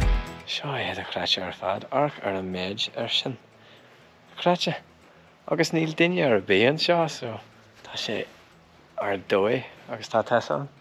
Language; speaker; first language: Irish; non-native, local second language; English